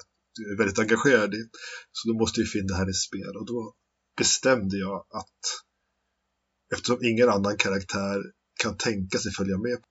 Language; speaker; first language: Swedish; native; Swedish